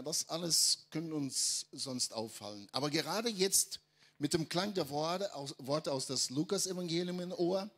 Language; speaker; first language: German; non-native, fluent; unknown